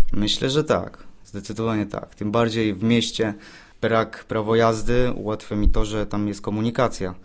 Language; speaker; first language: Polish; native; Polish